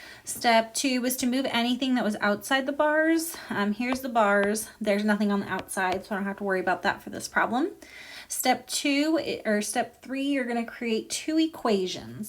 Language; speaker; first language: English; native; English